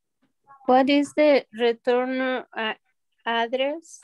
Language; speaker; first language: English; non-native, learner; Spanish